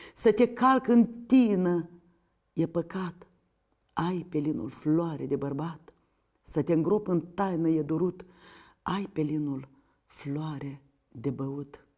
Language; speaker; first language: Romanian; native; Romanian